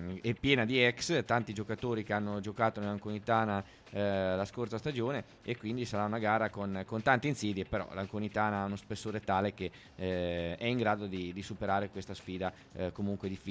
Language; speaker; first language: Italian; native; Italian